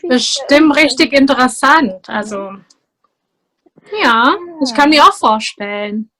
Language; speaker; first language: German; non-native, fluent; Indonesian